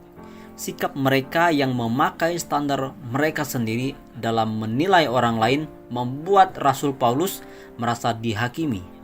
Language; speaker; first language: Indonesian; native; Indonesian